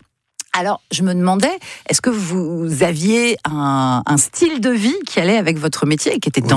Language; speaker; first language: French; native; French